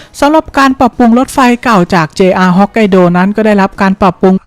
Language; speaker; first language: Thai; native; Thai